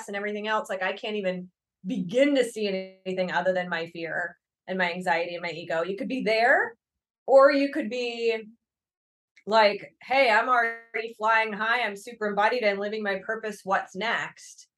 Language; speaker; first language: English; native; English